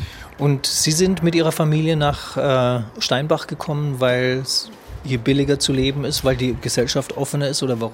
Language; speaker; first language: German; native; German